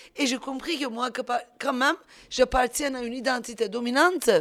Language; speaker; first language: French; non-native, fluent; Turkish